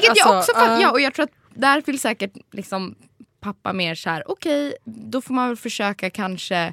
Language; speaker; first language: Swedish; native; Swedish